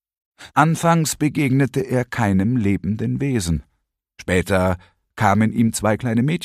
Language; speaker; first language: German; native; German